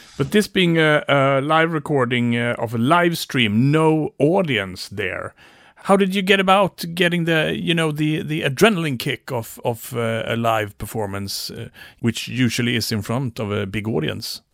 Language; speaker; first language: English; non-native, fluent; Swedish